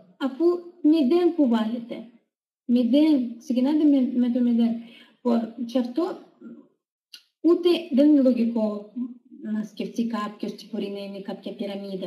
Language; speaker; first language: Greek; non-native, learner; Russian